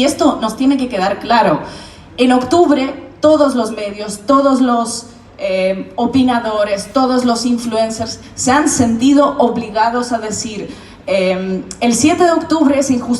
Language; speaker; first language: Spanish; non-native, fluent; Russian